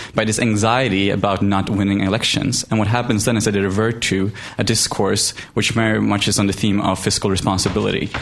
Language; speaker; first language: English; non-native, fluent; Swedish